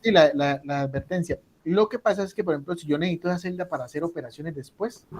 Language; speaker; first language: Spanish; native; Spanish